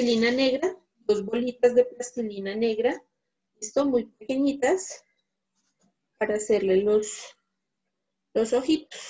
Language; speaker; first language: Spanish; native; Spanish